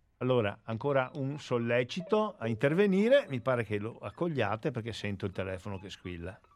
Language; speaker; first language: Italian; native; Italian